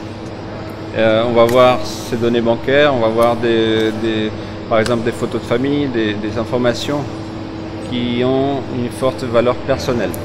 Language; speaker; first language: French; non-native, fluent; Spanish